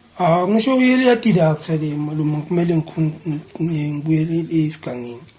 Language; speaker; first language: Zulu; non-native, local second language; Xhosa